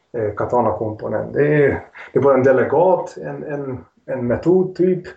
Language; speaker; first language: Swedish; non-native, fluent; Hungarian